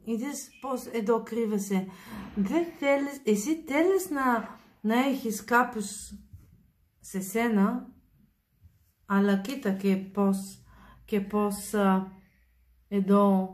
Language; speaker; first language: Greek; non-native, learner; Bulgarian